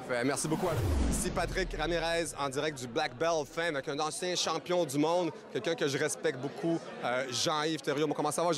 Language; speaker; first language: French; native; French